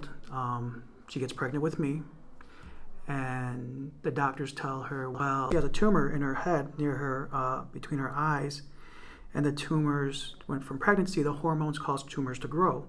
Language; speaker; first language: English; native; English